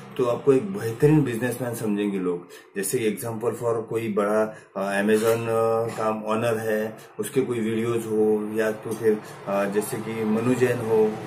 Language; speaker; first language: Hindi; non-native, local second language; Marathi